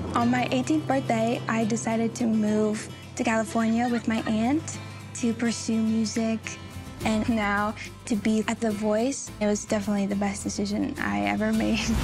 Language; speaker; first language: English; native; English